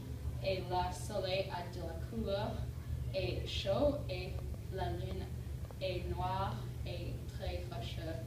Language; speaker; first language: French; non-native, learner; English